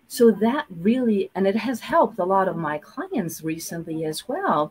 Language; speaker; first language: English; non-native, fluent; German